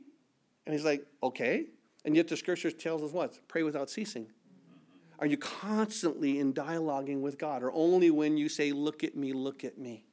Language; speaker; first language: English; native; English